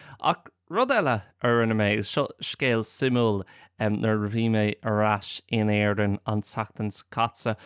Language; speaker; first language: Irish; non-native, local second language; English